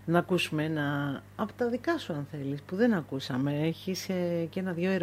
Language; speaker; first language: Greek; native; Greek